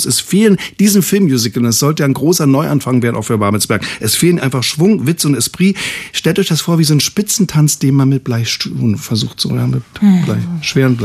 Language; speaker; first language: German; native; German